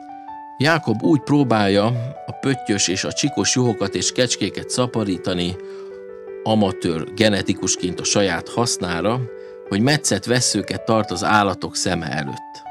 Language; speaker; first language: Hungarian; native; Hungarian